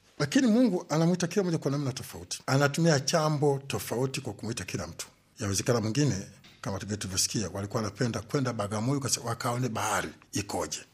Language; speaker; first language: Swahili; native; Swahili